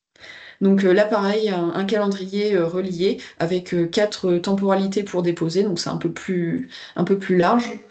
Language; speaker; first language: French; native; French